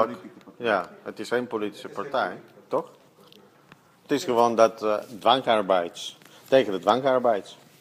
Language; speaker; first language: Dutch; non-native, fluent; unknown